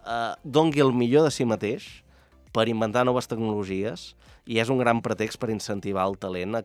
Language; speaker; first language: Catalan; native; Catalan